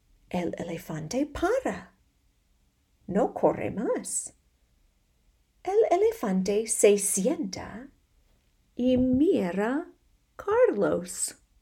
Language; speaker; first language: Spanish; non-native, fluent; English